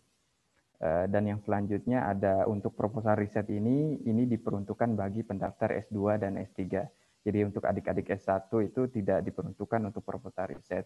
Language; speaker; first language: Indonesian; native; Indonesian